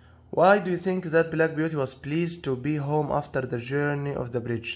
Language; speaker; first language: English; non-native, fluent; Arabic